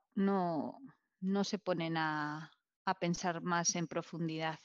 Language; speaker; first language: Spanish; native; Spanish